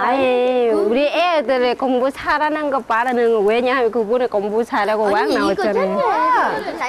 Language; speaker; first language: Korean; non-native, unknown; Vietnamese